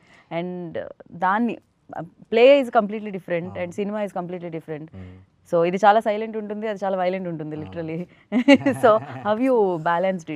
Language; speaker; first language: Telugu; native; Telugu